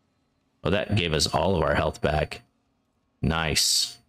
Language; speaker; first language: English; native; English